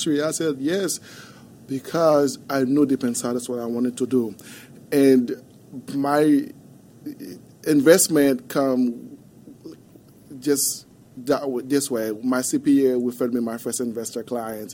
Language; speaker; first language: English; non-native, fluent; Haitian Creole